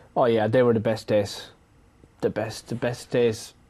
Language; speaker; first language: English; native; English